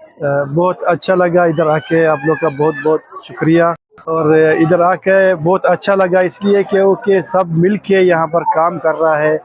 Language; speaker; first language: Hindi; non-native, learner; Arabic